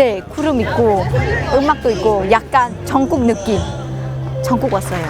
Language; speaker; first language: Korean; non-native, learner; Vietnamese